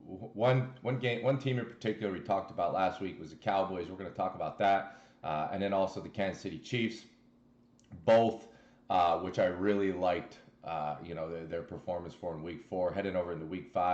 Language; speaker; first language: English; native; English